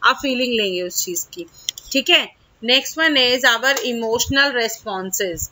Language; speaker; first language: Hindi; native; Hindi